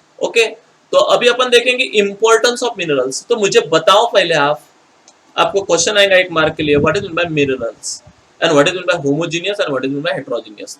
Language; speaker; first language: Hindi; non-native, local second language; Marathi